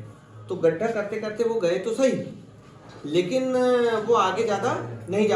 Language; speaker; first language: Hindi; native; Hindi